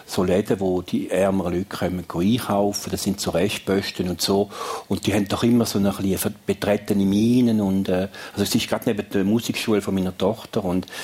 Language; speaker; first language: German; native; German